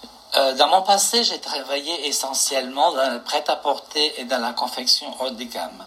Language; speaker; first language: French; non-native, fluent; Portuguese